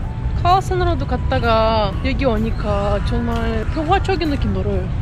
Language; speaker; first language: Korean; non-native, fluent; Lithuanian